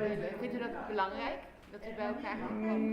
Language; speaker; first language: Dutch; native; Dutch